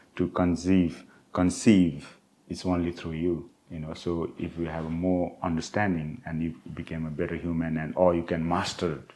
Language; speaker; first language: English; non-native, local second language; Nepali